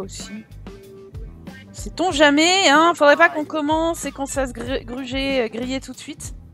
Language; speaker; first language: French; native; French